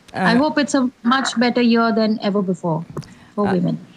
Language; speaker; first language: English; non-native, local second language; Hindi